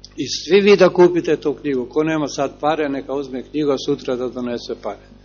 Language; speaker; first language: Serbian; native; Serbian